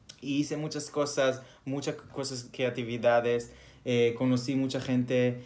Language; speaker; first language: Spanish; non-native, fluent; Hebrew